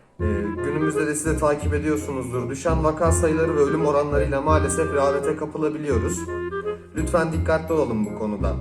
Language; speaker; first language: Turkish; native; Turkish